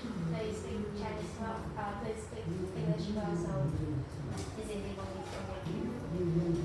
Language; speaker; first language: English; non-native, learner; Vietnamese